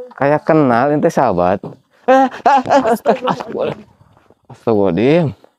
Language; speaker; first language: Indonesian; native; Indonesian